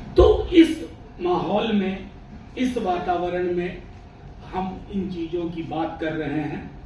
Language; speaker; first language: Hindi; non-native, local second language; Maithili